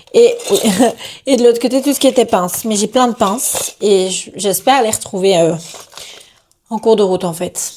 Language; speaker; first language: French; native; French